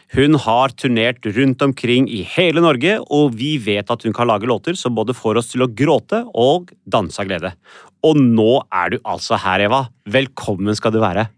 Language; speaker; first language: Norwegian; early bilingual, other home language; Urdu